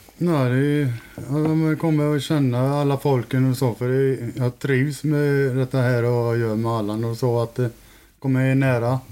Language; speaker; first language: Swedish; native; Swedish